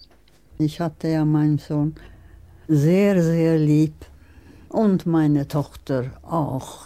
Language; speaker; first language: German; non-native, fluent; Swedish